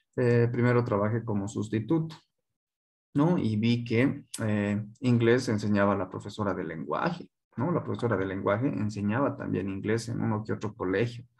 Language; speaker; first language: Spanish; non-native, local second language; Quechua